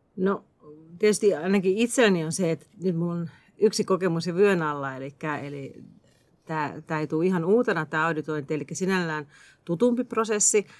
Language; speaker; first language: Finnish; native; Finnish